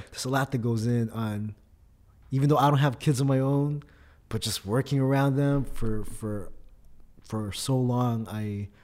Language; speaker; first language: English; early bilingual, other home language; Filipino